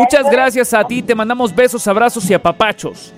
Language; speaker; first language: Spanish; native; Spanish